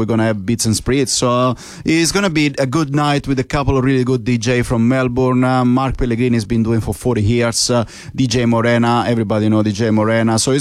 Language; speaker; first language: English; non-native, fluent; Italian